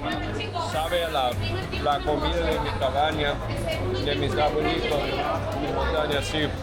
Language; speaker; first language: Spanish; non-native, learner; English